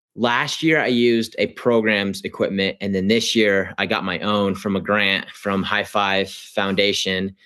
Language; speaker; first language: English; native; English